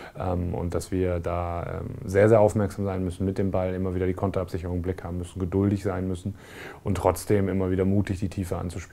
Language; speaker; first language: German; native; German